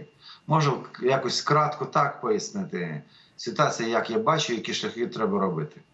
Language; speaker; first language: Ukrainian; native; Ukrainian